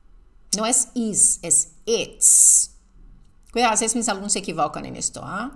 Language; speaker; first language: Spanish; non-native, fluent; Portuguese